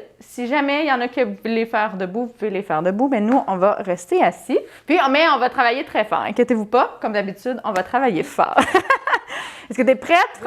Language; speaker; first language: French; native; French